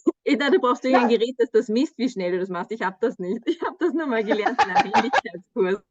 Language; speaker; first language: German; native; German